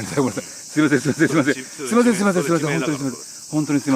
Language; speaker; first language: Japanese; native; Japanese